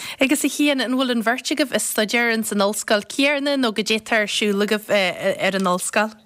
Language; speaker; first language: Irish; native; Irish